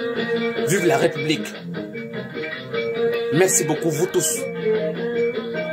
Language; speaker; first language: French; non-native, learner; Bambara